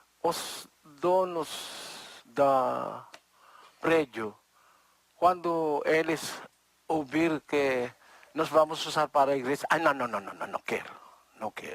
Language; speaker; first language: Portuguese; non-native, learner; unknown